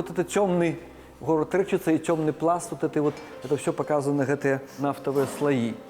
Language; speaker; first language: Belarusian; non-native, local second language; Russian